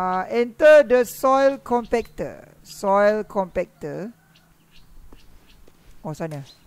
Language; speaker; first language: English; non-native, local second language; Malay